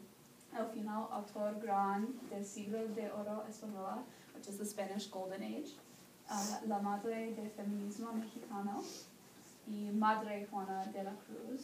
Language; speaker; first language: Spanish; non-native, learner; English